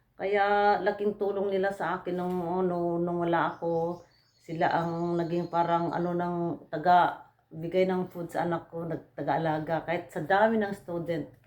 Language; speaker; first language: Filipino; non-native, local second language; Cebuano